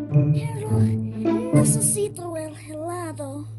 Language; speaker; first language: Spanish; non-native, learner; English